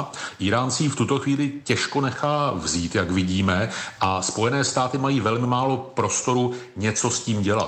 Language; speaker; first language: Czech; native; Czech